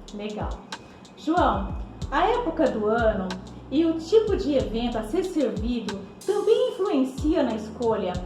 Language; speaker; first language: Portuguese; native; Portuguese